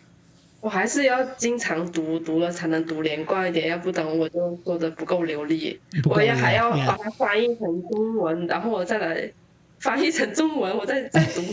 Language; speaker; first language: Chinese; non-native, learner; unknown